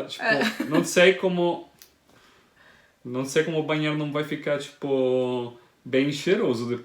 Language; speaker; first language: Portuguese; non-native, fluent; Italian